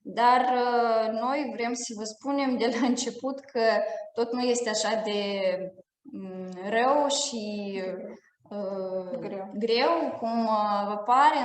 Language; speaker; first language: Romanian; non-native, fluent; Russian